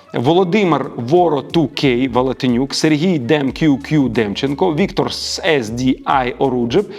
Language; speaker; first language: Ukrainian; native; Ukrainian